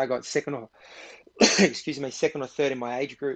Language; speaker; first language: English; native; English